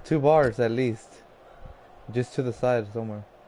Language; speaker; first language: English; early bilingual, other home language; Spanish